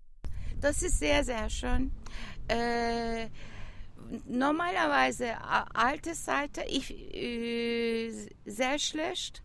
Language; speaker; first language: German; non-native, learner; Turkish